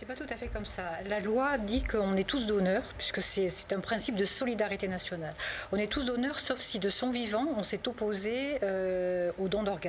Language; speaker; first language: French; native; French